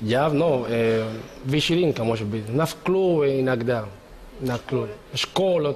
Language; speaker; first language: Russian; non-native, learner; Spanish